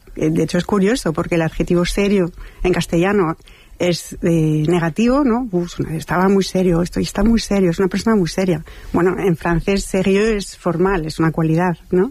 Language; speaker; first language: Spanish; non-native, fluent; French